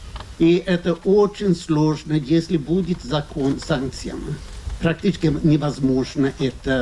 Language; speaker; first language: Russian; non-native, fluent; Swedish